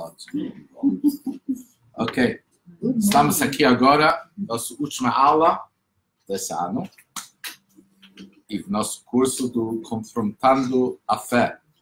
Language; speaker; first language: Portuguese; non-native, fluent; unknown